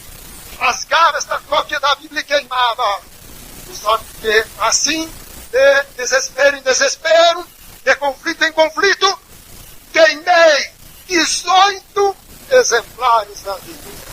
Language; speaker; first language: Portuguese; native; Portuguese